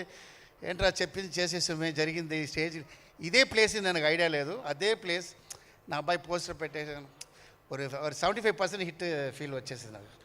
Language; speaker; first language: Telugu; non-native, local second language; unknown